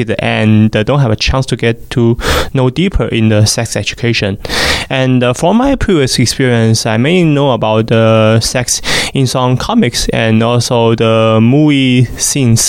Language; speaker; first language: English; non-native, fluent; Chinese